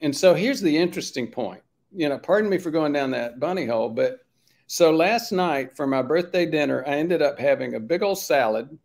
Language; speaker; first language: English; native; English